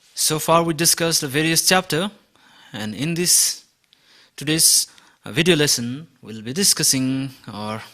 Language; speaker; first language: English; non-native, local second language; Nepali